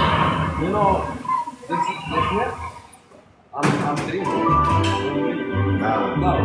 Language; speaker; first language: English; non-native, learner; Arabic